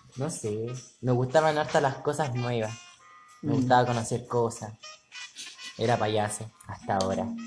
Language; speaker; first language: Spanish; native; Spanish